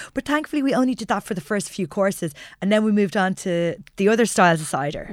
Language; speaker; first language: English; native; English